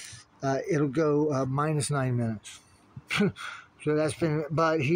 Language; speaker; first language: English; native; English